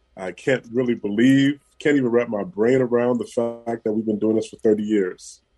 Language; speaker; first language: English; native; English